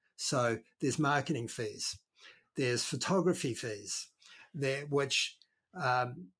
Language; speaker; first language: English; native; English